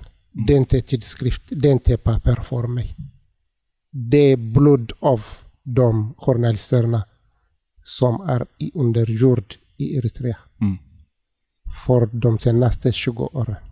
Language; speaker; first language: Swedish; non-native, learner; Tigrinya